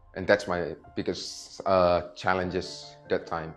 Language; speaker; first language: English; non-native, fluent; Indonesian